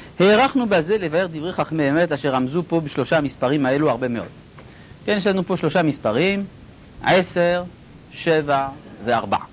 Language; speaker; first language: Hebrew; non-native, fluent; French